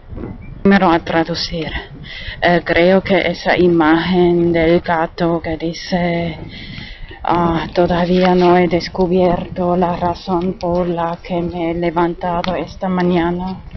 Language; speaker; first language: Spanish; non-native, fluent; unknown